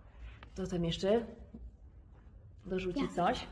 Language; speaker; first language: Polish; native; Polish